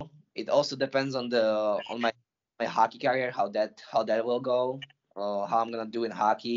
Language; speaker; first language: English; non-native, fluent; Slovak